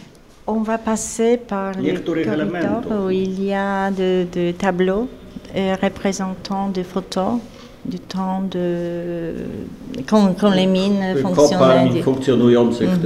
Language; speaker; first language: French; non-native, fluent; Polish